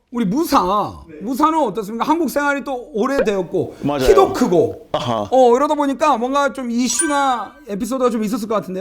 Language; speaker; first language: Korean; native; Korean